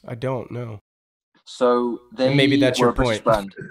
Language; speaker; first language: English; native; English